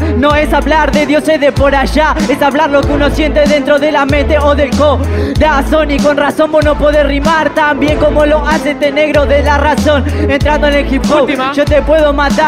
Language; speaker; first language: Spanish; native; Spanish